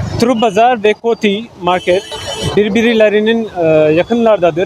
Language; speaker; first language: Turkish; non-native, fluent; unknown